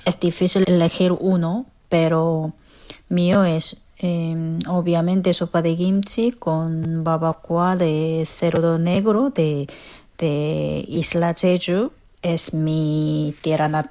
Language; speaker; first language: Spanish; non-native, fluent; Korean